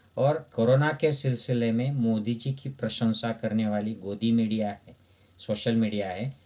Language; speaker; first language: Hindi; non-native, local second language; Marathi